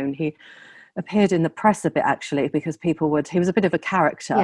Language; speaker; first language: English; native; English